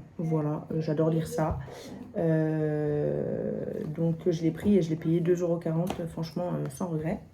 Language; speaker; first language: French; native; French